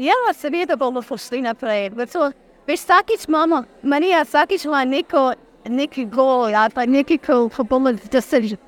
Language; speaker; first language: Slovenian; early bilingual, heritage; Slovenian